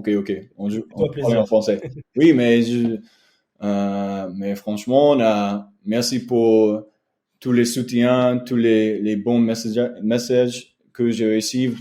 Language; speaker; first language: French; non-native, learner; English